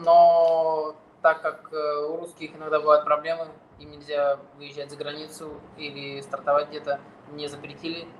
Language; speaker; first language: Russian; non-native, fluent; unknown